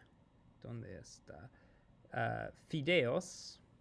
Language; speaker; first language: Spanish; non-native, fluent; English